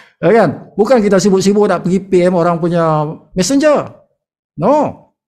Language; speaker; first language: Malay; native; Malay